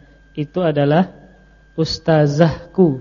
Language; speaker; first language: Indonesian; non-native, local second language; Banjar